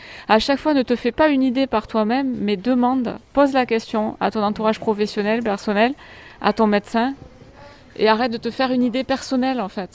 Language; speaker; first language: French; native; French